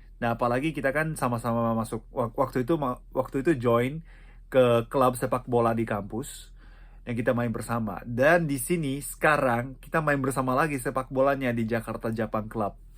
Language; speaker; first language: Indonesian; non-native, fluent; Japanese